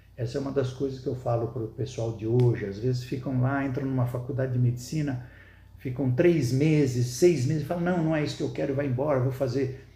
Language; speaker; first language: Portuguese; early bilingual, other home language; Arabic